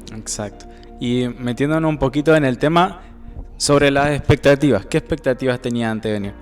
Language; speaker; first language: Spanish; native; Spanish